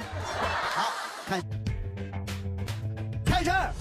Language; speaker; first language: Chinese; native; Chinese